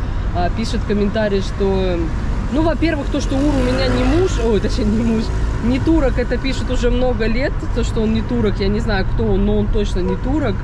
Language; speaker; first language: Russian; native; Russian